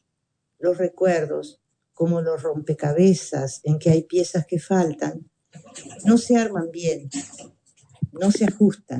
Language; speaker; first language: Spanish; native; Spanish